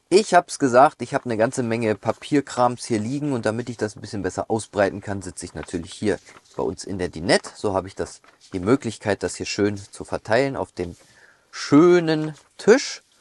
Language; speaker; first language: German; native; German